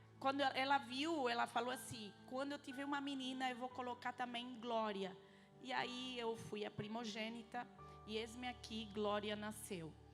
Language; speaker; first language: Portuguese; non-native, fluent; Arabic